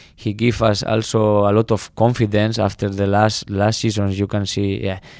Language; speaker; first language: English; non-native, fluent; Spanish